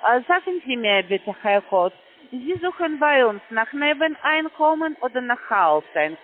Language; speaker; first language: German; non-native, learner; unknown